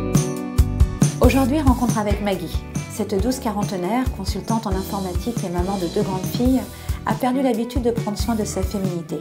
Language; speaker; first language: French; native; French